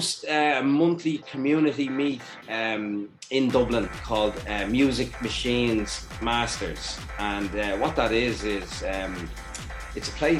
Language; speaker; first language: English; native; English